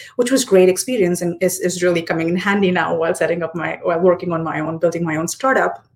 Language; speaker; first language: English; non-native, local second language; Hindi